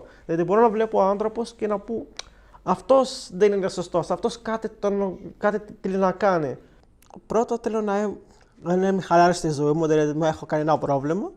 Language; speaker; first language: Greek; non-native, learner; Arabic